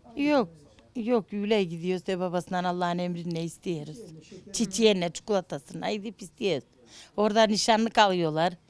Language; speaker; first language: Turkish; native; Turkish